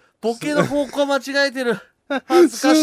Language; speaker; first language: Japanese; native; Japanese